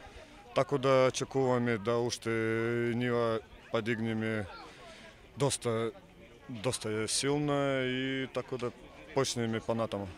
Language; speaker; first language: Macedonian; non-native, fluent; Russian